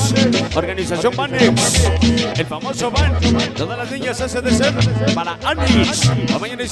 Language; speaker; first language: Spanish; native; Spanish